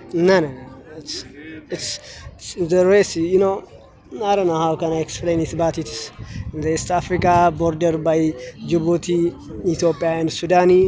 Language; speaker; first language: English; non-native, learner; Tigrinya